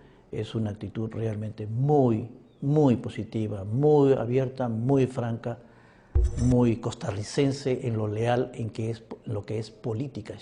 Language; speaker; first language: Spanish; native; Spanish